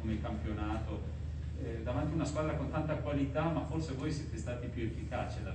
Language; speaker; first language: Italian; native; Italian